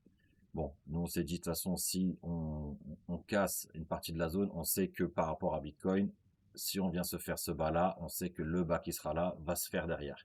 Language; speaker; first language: French; native; French